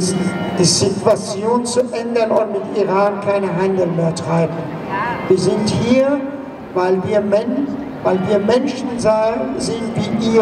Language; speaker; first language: German; non-native, fluent; Persian